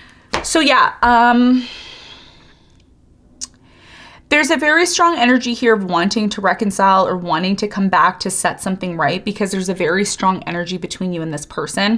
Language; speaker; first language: English; native; English